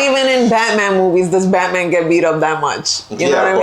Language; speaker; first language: English; native; English